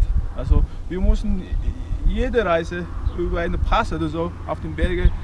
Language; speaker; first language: German; non-native, learner; Mongolian